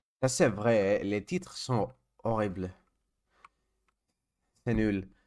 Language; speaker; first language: French; non-native, learner; Spanish